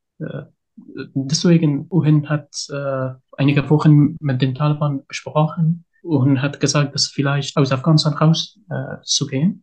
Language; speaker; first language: German; non-native, learner; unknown